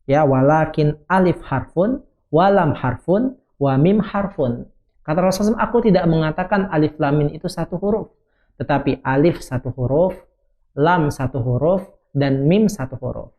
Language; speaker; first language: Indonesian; native; Indonesian